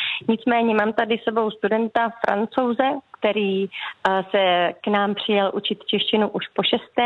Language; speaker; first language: Czech; native; Czech